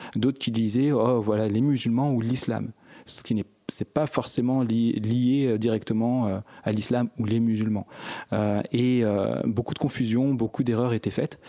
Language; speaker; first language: French; native; French